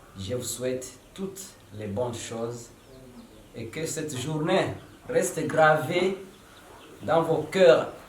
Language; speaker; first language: French; non-native, local second language; Swahili